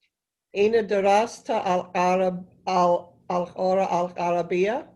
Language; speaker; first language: Arabic; non-native, learner; English